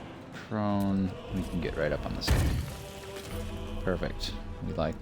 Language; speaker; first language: English; native; English